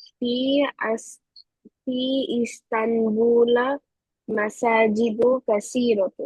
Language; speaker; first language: Arabic; non-native, learner; Bangla